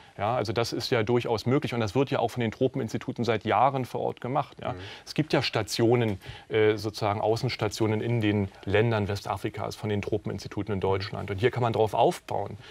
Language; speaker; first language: German; native; German